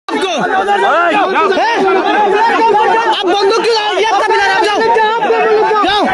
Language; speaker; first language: Hindi; non-native, learner; Bangla